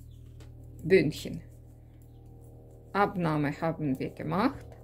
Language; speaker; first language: German; non-native, learner; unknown